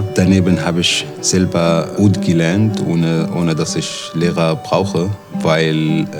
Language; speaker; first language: German; non-native, learner; Arabic